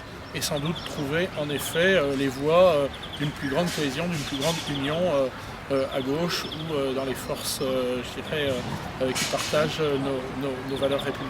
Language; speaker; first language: French; native; French